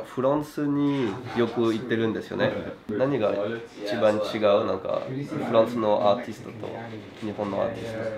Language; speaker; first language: Japanese; non-native, learner; French